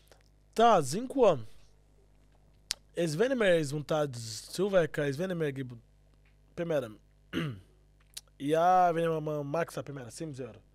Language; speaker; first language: Latvian; non-native, learner; Portuguese